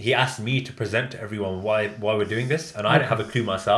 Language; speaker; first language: English; native; English